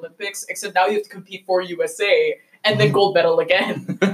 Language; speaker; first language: English; non-native, local second language; Cantonese